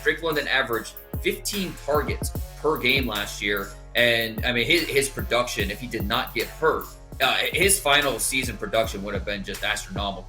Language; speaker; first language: English; native; English